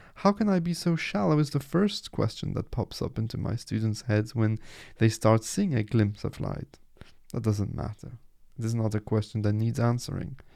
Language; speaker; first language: English; non-native, fluent; French